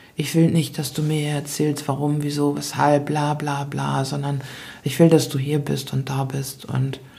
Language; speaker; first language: German; native; German